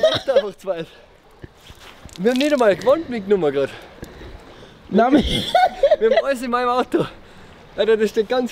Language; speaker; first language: German; native; German